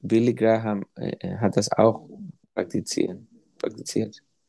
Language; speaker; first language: German; non-native, fluent; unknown